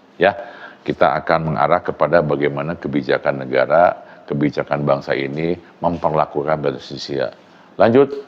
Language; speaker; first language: Indonesian; non-native, local second language; Sundanese